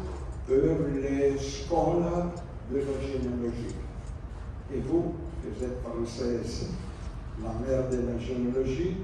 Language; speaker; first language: French; non-native, learner; Italian